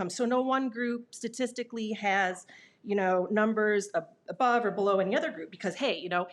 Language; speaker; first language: English; native; English